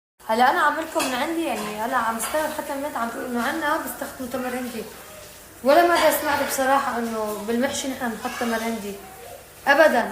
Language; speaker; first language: Arabic; native; Arabic